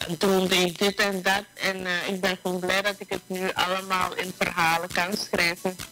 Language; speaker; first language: Dutch; native; Dutch